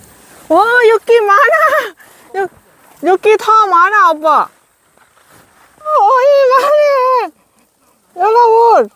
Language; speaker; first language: Korean; non-native, learner; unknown